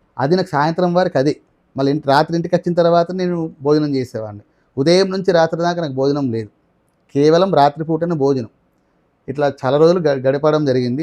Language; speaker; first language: Telugu; non-native, local second language; Marathi